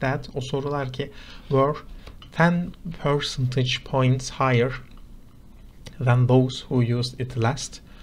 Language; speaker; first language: English; non-native, fluent; Turkish